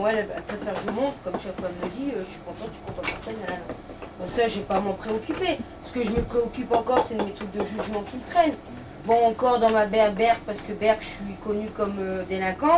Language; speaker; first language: French; native; French